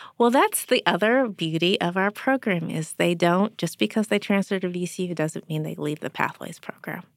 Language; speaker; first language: English; native; English